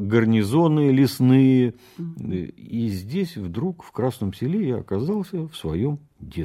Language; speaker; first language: Russian; native; Russian